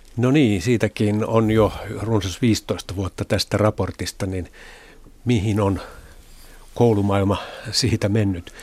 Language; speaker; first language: Finnish; native; Finnish